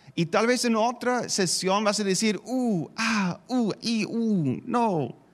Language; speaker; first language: Spanish; non-native, fluent; English